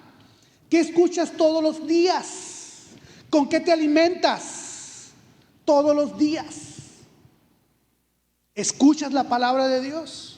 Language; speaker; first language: Spanish; native; Spanish